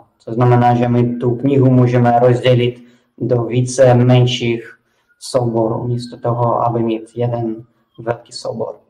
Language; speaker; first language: Czech; non-native, fluent; Russian